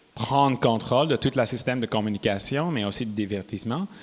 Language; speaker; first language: French; non-native, local second language; English